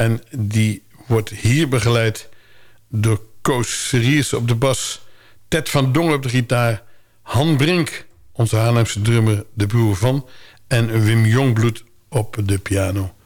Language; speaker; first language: Dutch; native; Dutch